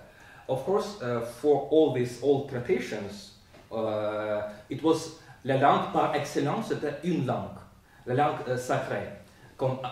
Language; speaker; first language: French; non-native, learner; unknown